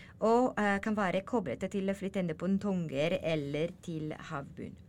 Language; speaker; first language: Norwegian; non-native, learner; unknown